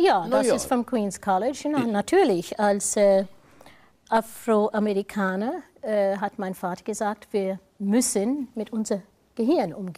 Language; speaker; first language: German; non-native, fluent; English